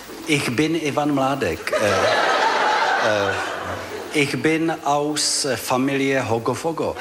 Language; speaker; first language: German; non-native, learner; Czech